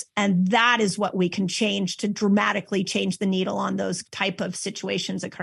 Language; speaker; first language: English; native; English